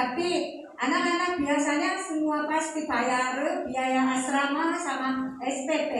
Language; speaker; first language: Indonesian; non-native, learner; Korean